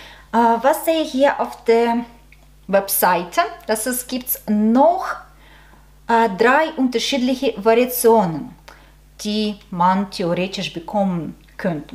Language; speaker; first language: German; non-native, learner; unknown